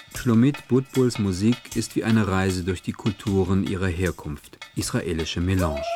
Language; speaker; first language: German; native; German